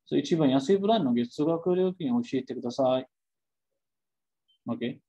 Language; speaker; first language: Japanese; non-native, fluent; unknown